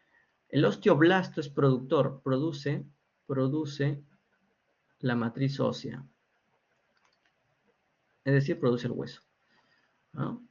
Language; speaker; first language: Spanish; native; Spanish